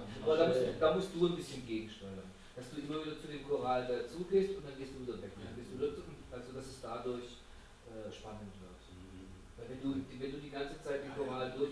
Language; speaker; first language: German; native; German